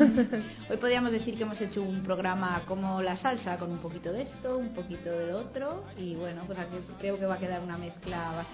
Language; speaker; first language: Spanish; native; Spanish